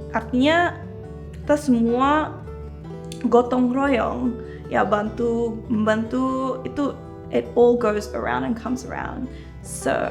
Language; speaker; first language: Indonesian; early bilingual, heritage; English